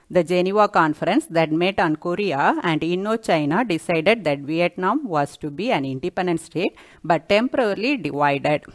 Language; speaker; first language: English; non-native, local second language; Tamil